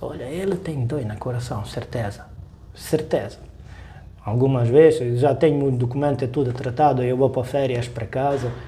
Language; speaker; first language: Portuguese; non-native, learner; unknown